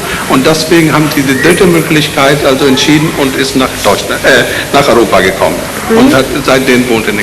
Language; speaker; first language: German; non-native, learner; Urdu